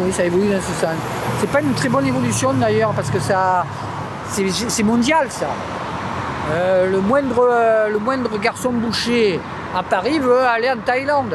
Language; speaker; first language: French; native; French